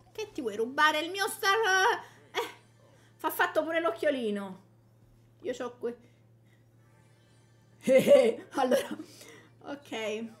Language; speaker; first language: Italian; native; Italian